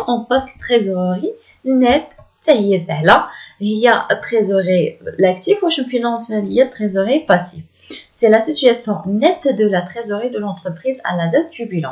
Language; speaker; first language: French; non-native, local second language; Arabic